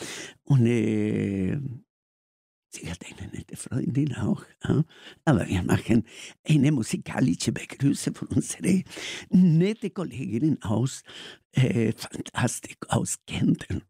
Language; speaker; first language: German; non-native, learner; Spanish